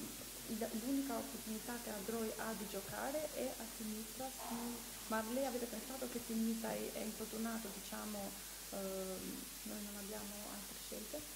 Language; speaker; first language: Italian; non-native, fluent; Albanian